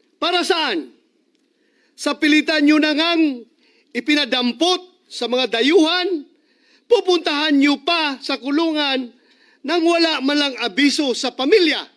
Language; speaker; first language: Filipino; non-native, local second language; Cebuano